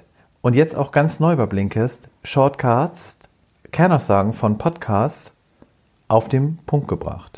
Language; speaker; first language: German; native; German